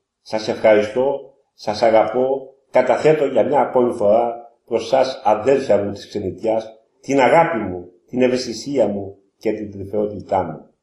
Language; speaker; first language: Greek; native; Greek